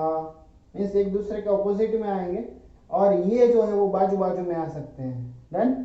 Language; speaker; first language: Hindi; non-native, local second language; Gujarati